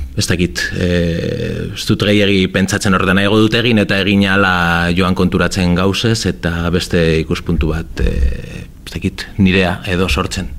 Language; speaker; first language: Basque; non-native, local second language; Spanish